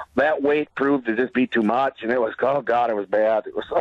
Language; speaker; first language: English; native; English